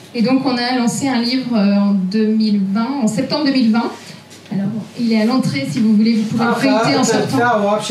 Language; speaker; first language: French; native; French